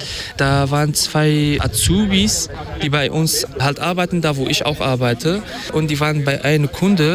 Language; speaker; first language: German; non-native, fluent; Kurdish